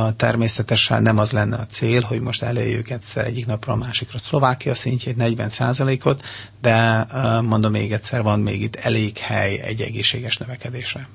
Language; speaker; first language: Hungarian; non-native, fluent; Serbian